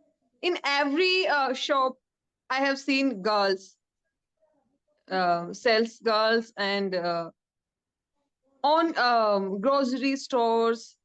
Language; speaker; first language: English; non-native, learner; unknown